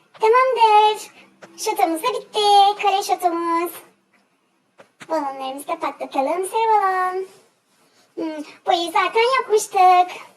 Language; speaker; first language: Turkish; native; Turkish